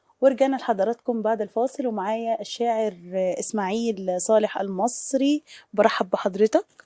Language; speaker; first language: Egyptian Arabic; native; Egyptian Arabic